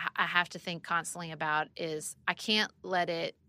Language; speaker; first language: English; native; English